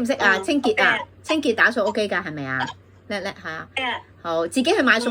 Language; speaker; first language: Cantonese; native; Cantonese